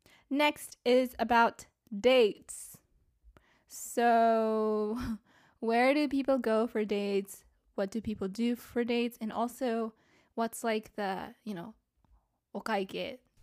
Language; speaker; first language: English; early bilingual, other home language; Japanese